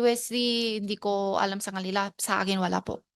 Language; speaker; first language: Filipino; non-native, learner; Chinese